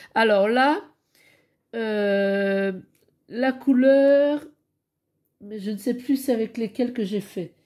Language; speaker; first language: French; native; French